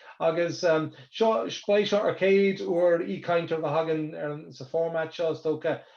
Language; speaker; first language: Irish; non-native, local second language; English